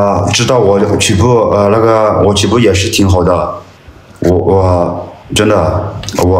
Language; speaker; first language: Chinese; non-native, local second language; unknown